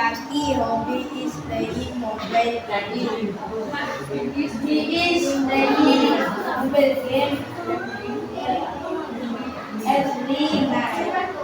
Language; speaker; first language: English; non-native, learner; Indonesian